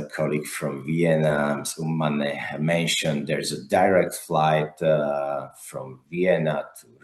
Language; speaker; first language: English; non-native, fluent; Slovak